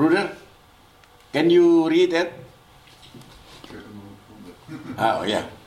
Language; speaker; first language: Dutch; non-native, learner; Indonesian